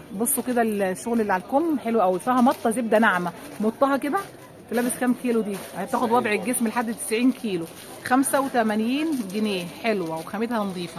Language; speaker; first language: Arabic; native; Arabic